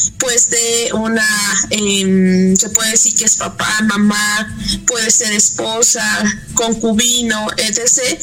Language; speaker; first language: Spanish; native; Spanish